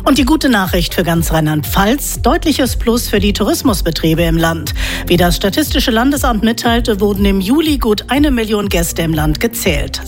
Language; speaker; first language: German; native; German